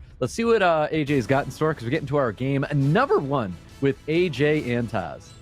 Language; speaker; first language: English; native; English